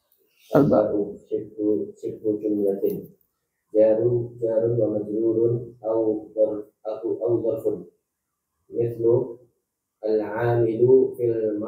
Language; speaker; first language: Arabic; non-native, learner; Indonesian